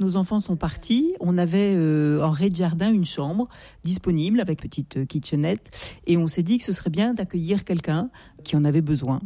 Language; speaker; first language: French; native; French